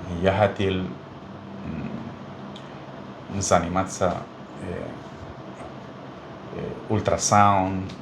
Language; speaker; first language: Russian; non-native, fluent; Spanish